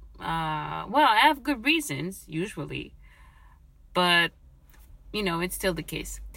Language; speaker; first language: English; non-native, fluent; French